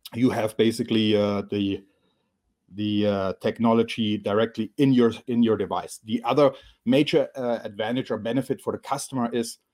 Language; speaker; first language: English; non-native, fluent; German